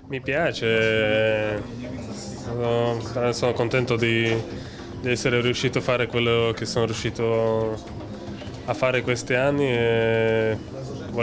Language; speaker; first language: Italian; non-native, fluent; Slovak